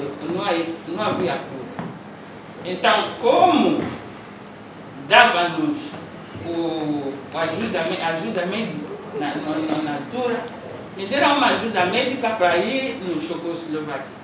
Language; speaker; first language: Portuguese; non-native, local second language; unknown